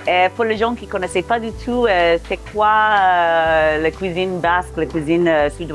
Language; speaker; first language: French; non-native, fluent; English